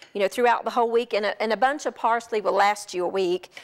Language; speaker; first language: English; native; English